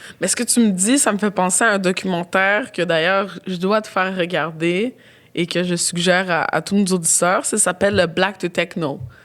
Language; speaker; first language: French; native; French